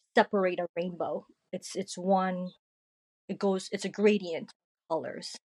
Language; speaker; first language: English; early bilingual, other home language; Korean